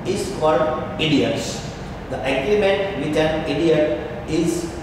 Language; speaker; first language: English; non-native, local second language; Gujarati